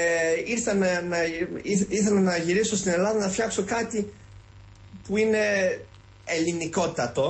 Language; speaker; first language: Greek; early bilingual, heritage; Greek